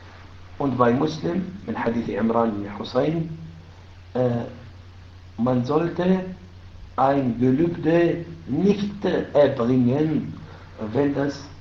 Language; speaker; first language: German; non-native, fluent; Arabic